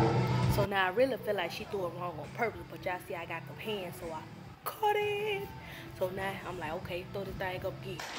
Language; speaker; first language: English; native; English